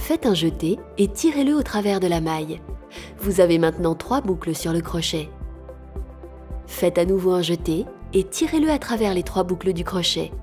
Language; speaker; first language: French; native; French